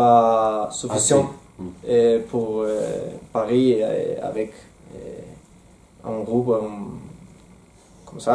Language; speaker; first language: French; non-native, learner; Spanish